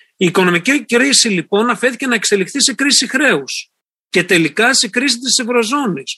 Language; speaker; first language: Greek; native; Greek